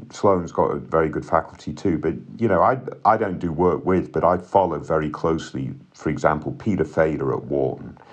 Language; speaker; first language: English; native; English